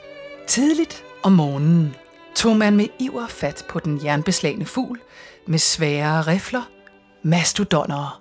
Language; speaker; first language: Danish; native; Danish